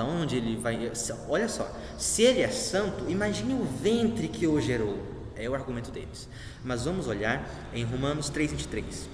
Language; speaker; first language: Portuguese; native; Portuguese